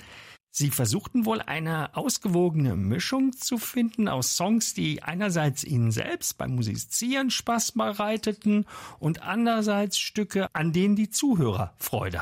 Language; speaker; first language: German; native; German